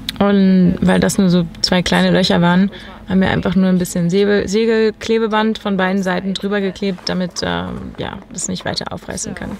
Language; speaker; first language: German; native; German